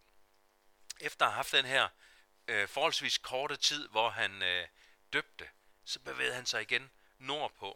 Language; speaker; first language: Danish; native; Danish